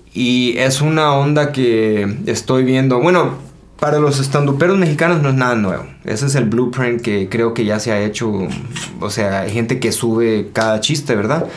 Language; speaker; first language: Spanish; early bilingual, heritage; Spanish